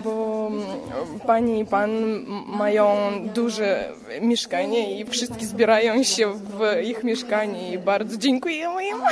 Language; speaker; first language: Polish; early bilingual, heritage; Russian